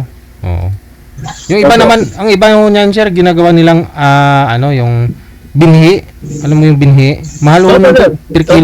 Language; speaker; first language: Filipino; native; Filipino